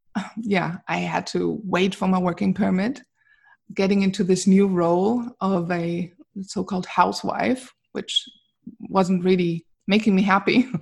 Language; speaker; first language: English; non-native, fluent; German